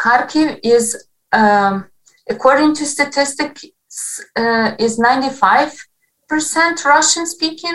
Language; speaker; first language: English; non-native, fluent; Ukrainian